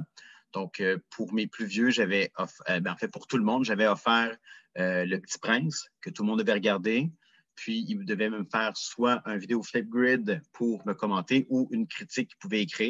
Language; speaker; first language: French; native; French